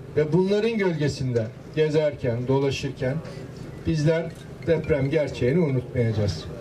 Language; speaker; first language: Turkish; native; Turkish